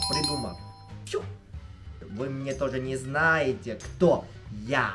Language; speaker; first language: Russian; non-native, fluent; Chinese